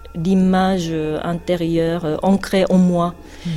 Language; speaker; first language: French; non-native, fluent; Japanese